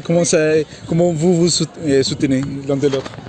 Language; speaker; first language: French; non-native, learner; Spanish